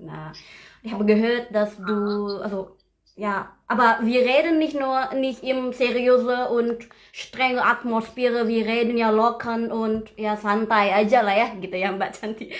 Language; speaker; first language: German; non-native, learner; Indonesian